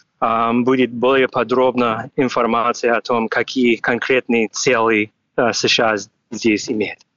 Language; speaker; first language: Russian; non-native, fluent; English